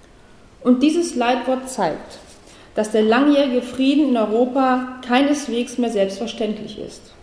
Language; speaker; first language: German; native; German